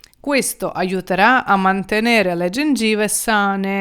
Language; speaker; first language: Italian; non-native, fluent; Ukrainian